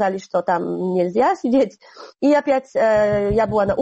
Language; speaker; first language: Russian; non-native, fluent; Polish